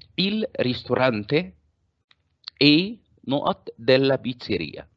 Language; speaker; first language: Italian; non-native, fluent; Arabic